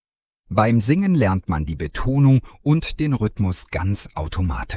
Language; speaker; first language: German; non-native, fluent; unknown